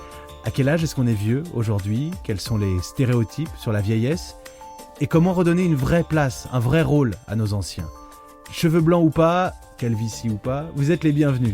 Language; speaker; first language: French; native; French